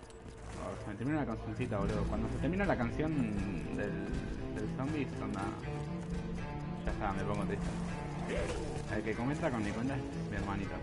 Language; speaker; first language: Spanish; native; Spanish